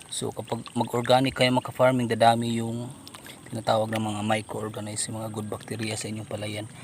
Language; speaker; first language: Filipino; non-native, local second language; Cebuano